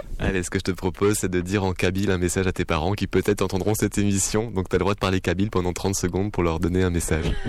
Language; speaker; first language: French; native; French